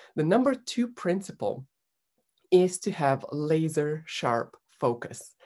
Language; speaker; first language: English; non-native, fluent; Bulgarian